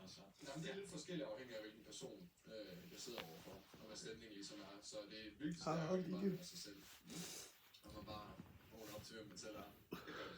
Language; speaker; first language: Danish; native; Danish